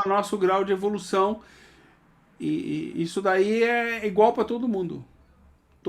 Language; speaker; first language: Portuguese; native; Portuguese